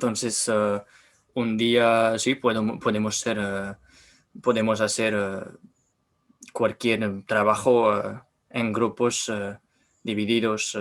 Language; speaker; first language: Spanish; non-native, learner; French